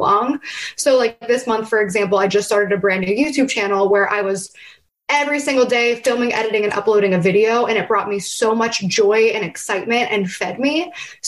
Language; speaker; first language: English; native; English